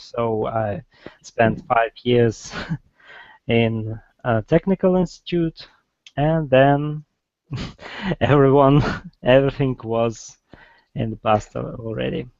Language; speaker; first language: English; non-native, fluent; Russian